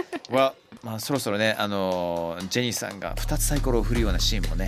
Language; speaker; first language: Japanese; early bilingual, heritage; Japanese